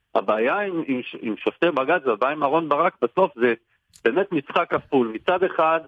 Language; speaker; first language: Hebrew; early bilingual, other home language; Turkish